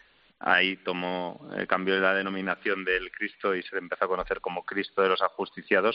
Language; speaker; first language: Spanish; native; Spanish